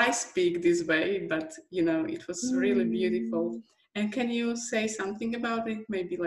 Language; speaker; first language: English; non-native, fluent; Slovak